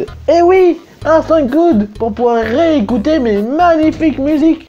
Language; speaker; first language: French; native; French